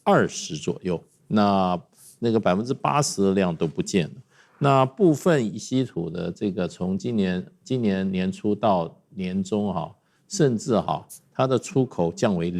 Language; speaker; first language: Chinese; native; Chinese